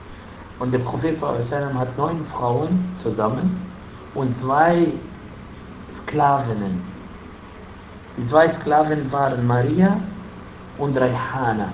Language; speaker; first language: German; non-native, fluent; Arabic